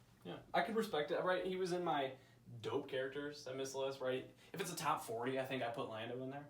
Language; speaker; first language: English; native; English